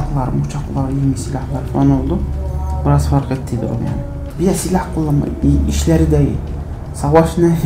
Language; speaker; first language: Turkish; non-native, learner; Arabic